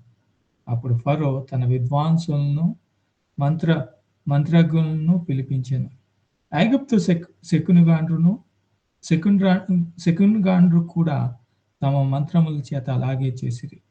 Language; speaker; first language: Telugu; native; Telugu